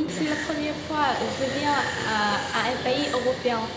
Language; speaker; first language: French; non-native, learner; Vietnamese